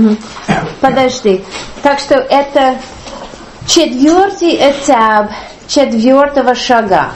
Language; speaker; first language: Russian; non-native, learner; English